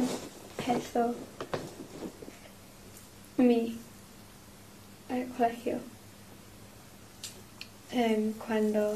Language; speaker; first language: Spanish; non-native, learner; English